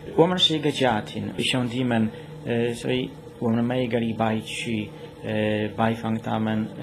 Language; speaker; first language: Chinese; non-native, fluent; Polish